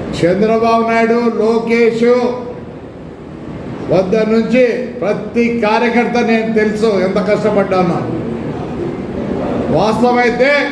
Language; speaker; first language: Telugu; native; Telugu